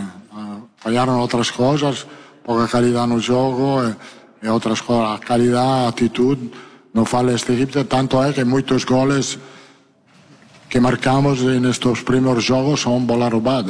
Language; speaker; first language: Portuguese; non-native, learner; Italian